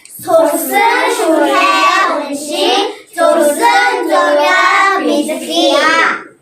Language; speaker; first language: Mongolian; early bilingual, heritage; Mongolian